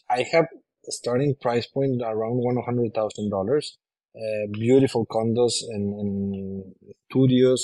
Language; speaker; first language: English; non-native, fluent; Spanish